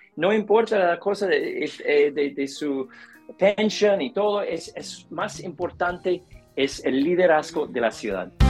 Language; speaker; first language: Spanish; non-native, learner; English